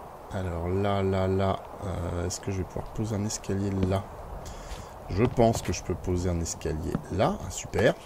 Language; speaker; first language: French; native; French